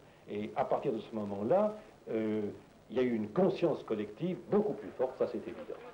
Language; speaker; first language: French; native; French